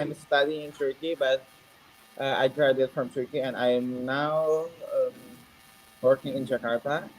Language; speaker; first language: English; non-native, learner; Indonesian